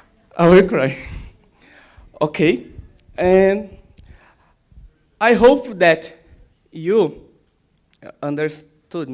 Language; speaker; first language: English; non-native, learner; Portuguese